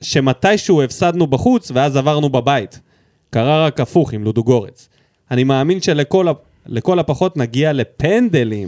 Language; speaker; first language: Hebrew; early bilingual, other home language; Russian